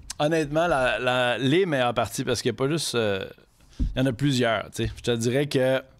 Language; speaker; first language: French; native; French